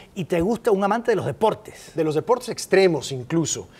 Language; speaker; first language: Spanish; native; Spanish